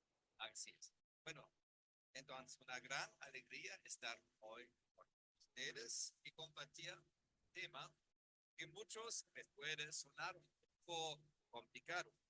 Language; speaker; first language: Spanish; non-native, learner; German